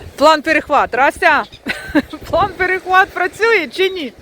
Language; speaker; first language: Ukrainian; non-native, local second language; Russian